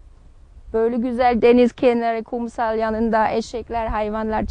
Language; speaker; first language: Turkish; non-native, learner; German